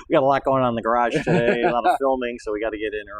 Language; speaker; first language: English; native; English